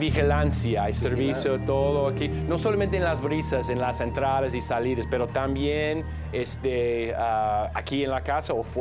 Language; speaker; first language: Spanish; non-native, learner; English